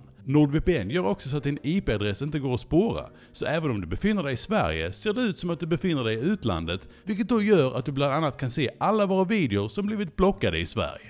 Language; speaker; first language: Swedish; native; Swedish